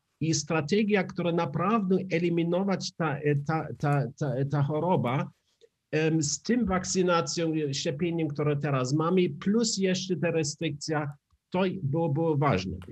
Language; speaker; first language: Polish; non-native, learner; German